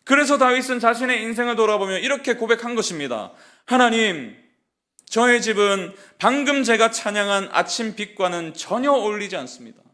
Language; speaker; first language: Korean; native; Korean